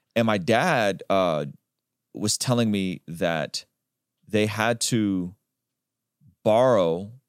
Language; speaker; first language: English; early bilingual, other home language; Armenian